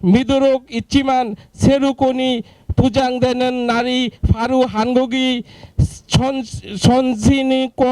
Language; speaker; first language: Korean; non-native, learner; Bangla